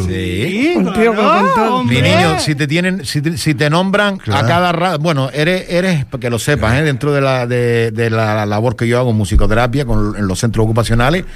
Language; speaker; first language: Spanish; native; Spanish